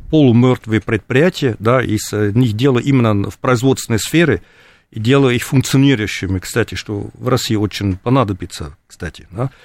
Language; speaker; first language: Russian; non-native, fluent; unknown